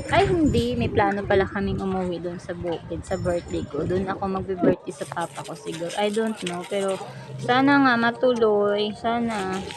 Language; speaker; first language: Filipino; non-native, local second language; Hiligaynon